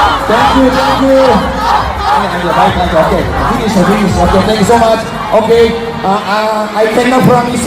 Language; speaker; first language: English; non-native, learner; Korean